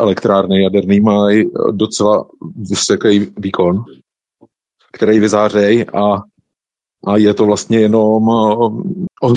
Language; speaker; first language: Czech; native; Czech